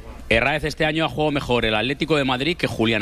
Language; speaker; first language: Spanish; native; Spanish